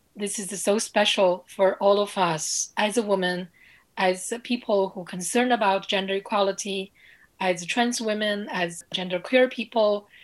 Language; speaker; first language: English; non-native, fluent; Chinese